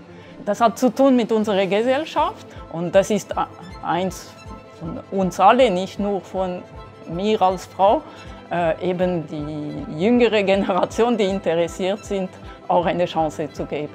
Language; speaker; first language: German; non-native, local second language; French